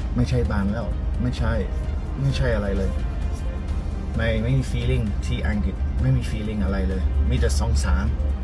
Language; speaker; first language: Thai; non-native, learner; English